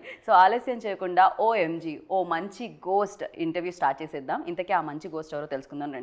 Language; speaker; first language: Telugu; native; Telugu